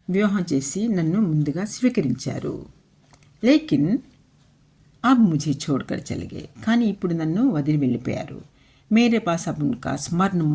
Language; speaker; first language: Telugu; non-native, local second language; Urdu